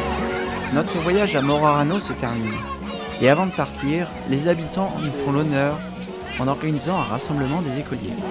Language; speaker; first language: French; native; French